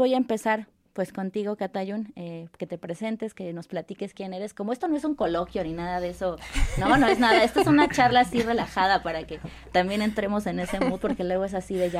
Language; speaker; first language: Spanish; native; Spanish